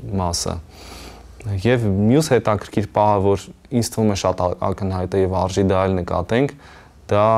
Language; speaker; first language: Armenian; native; Armenian